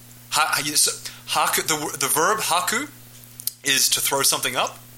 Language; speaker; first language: English; native; English